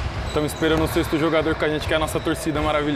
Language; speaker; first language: Portuguese; native; Portuguese